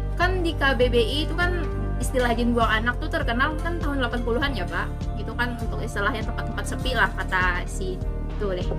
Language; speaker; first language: Indonesian; native; Indonesian